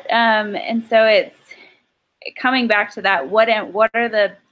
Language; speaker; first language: English; native; English